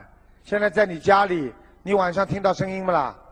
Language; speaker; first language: Chinese; native; Chinese